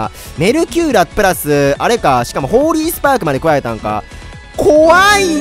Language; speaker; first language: Japanese; native; Japanese